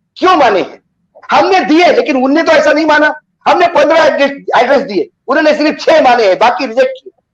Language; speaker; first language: Hindi; native; Hindi